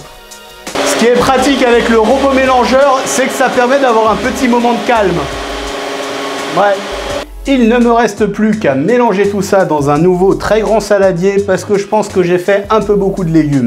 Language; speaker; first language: French; native; French